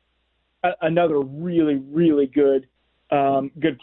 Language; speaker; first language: English; native; English